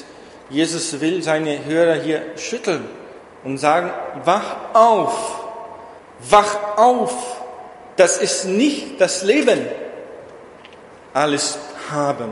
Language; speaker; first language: German; non-native, fluent; Portuguese